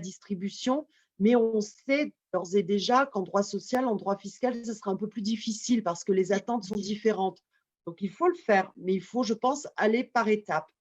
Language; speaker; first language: French; native; French